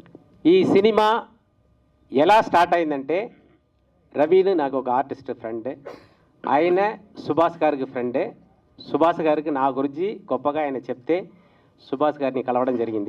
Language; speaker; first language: Telugu; native; Telugu